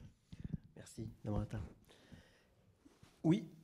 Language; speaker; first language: French; native; French